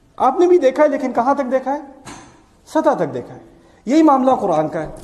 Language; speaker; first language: Urdu; early bilingual, heritage; Urdu